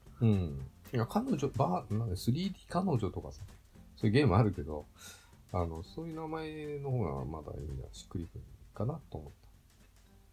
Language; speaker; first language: Japanese; native; Japanese